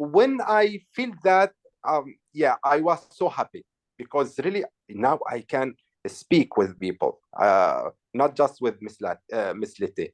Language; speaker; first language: English; non-native, learner; Arabic